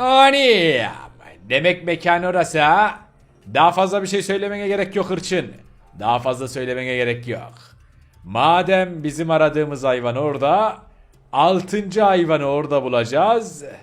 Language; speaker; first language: Turkish; native; Turkish